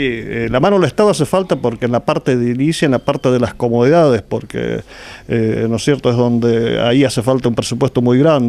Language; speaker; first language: Spanish; native; Spanish